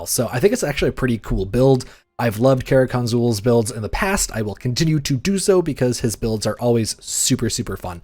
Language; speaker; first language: English; native; English